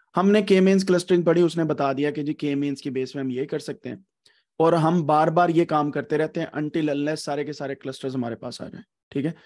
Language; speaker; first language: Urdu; non-native, local second language; Punjabi